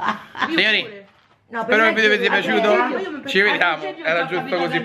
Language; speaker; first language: Italian; native; Italian